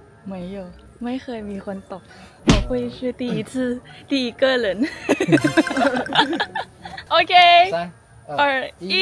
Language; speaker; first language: Thai; native; Thai